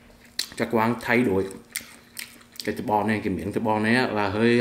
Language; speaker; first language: Vietnamese; native; Vietnamese